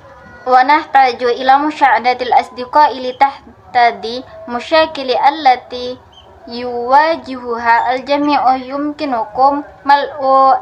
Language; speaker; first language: Arabic; non-native, fluent; Indonesian